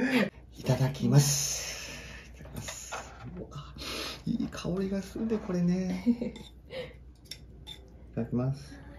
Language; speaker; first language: Japanese; native; Japanese